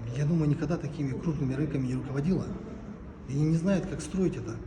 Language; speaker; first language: Russian; non-native, local second language; Kazakh